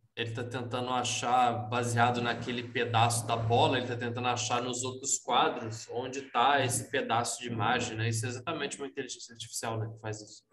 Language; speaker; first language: Portuguese; native; Portuguese